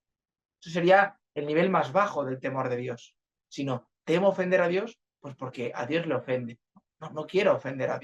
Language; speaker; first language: Spanish; native; Spanish